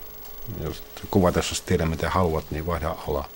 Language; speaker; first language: Finnish; native; Finnish